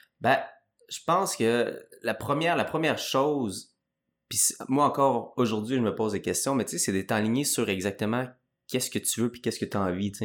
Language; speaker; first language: French; native; French